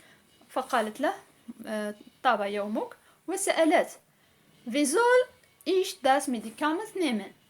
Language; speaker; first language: German; non-native, learner; Arabic